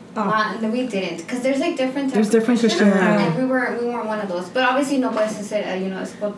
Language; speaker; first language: English; native; English